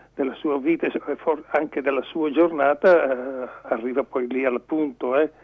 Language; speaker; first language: Italian; native; Italian